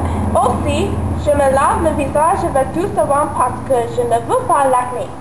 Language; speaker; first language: French; non-native, learner; English